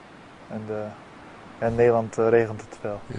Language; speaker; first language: Dutch; early bilingual, heritage; Dutch